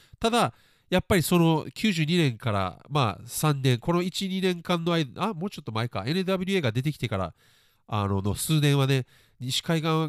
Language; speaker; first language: Japanese; early bilingual, other home language; English